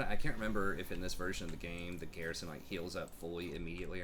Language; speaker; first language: English; native; English